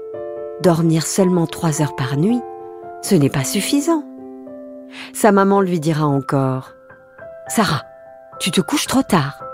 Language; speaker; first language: French; native; French